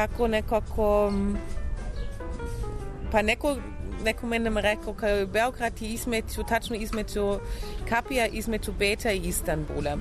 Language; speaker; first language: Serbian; non-native, learner; German